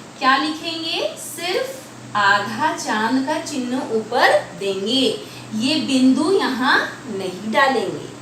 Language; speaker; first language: Hindi; native; Hindi